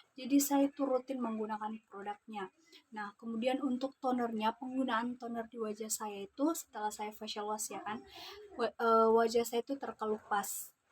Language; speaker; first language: Indonesian; native; Indonesian